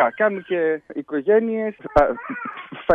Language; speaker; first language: Greek; early bilingual, heritage; English